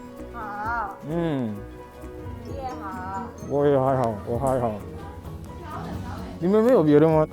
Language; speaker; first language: Chinese; non-native, learner; English